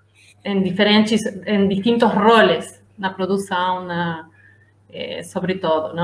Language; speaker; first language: Portuguese; non-native, learner; Spanish